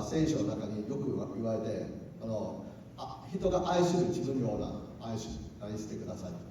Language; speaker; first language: Japanese; non-native, learner; Cantonese